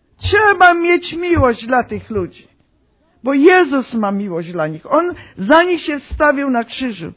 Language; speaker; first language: Polish; early bilingual, heritage; Polish